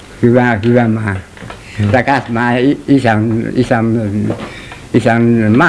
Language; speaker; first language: Finnish; early bilingual, heritage; Finnish